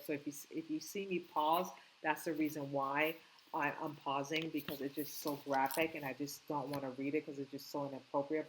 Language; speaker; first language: English; native; English